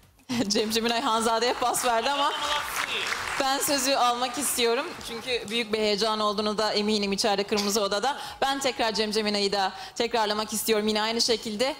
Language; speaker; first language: Turkish; native; Turkish